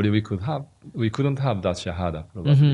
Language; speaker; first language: English; non-native, learner; Japanese